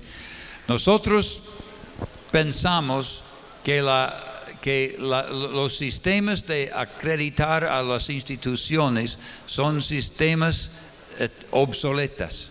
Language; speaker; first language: Spanish; non-native, fluent; English